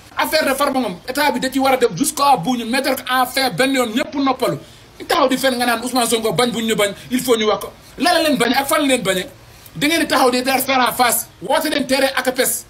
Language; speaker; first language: Wolof; non-native, local second language; Fula